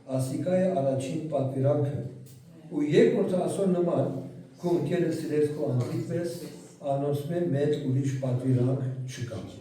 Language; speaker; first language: Armenian; early bilingual, heritage; Armenian